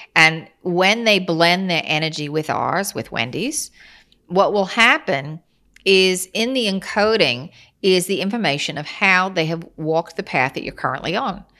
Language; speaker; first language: English; native; English